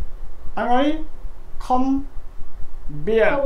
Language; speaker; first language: Vietnamese; non-native, learner; Korean